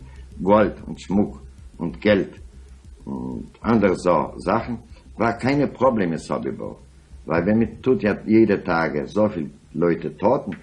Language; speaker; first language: German; non-native, local second language; Yiddish